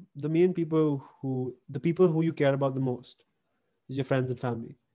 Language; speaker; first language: English; native; English